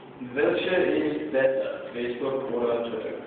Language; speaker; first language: German; non-native, learner; English